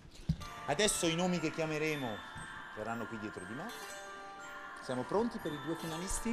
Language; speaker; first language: Italian; native; Italian